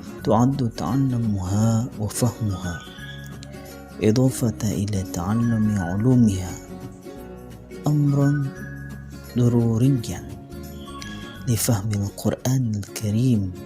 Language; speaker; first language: Arabic; non-native, learner; Indonesian